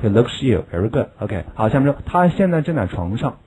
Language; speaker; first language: Chinese; native; Chinese